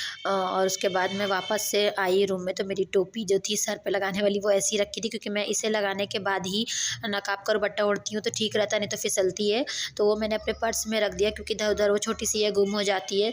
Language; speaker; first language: Hindi; native; Hindi